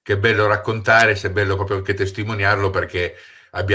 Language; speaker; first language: Italian; native; Italian